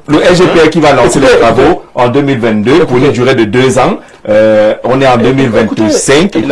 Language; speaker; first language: French; native; French